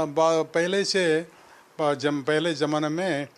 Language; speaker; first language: Hindi; non-native, local second language; Kannada